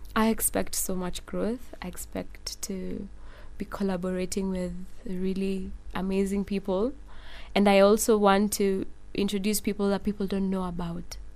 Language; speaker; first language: English; non-native, local second language; Swahili